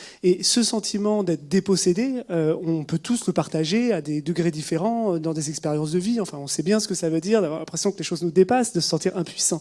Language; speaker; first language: French; native; French